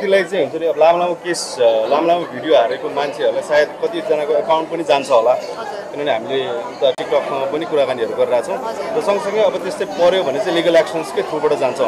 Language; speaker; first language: Nepali; native; Nepali